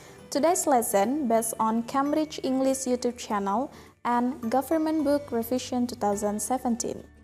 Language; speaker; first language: English; non-native, fluent; Indonesian